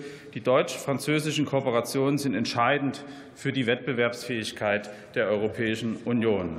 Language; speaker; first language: German; native; German